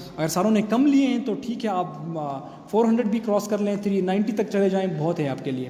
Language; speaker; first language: Urdu; non-native, local second language; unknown